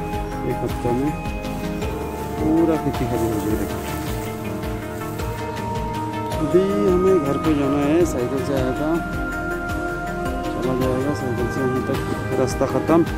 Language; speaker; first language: Hindi; non-native, local second language; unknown